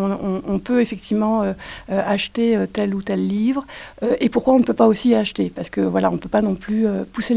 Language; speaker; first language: French; native; French